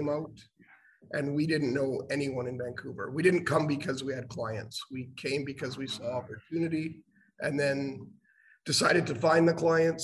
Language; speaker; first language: English; native; English